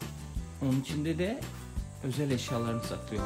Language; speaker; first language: Turkish; native; Turkish